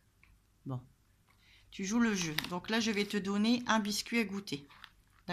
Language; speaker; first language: French; native; French